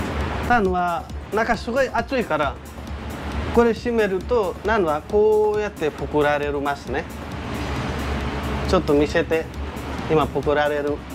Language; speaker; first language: Japanese; non-native, learner; Nepali